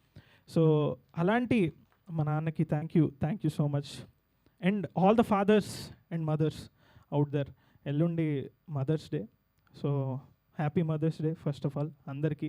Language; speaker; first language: Telugu; native; Telugu